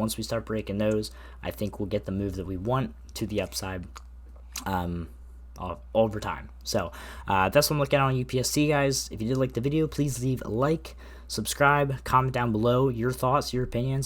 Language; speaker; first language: English; native; English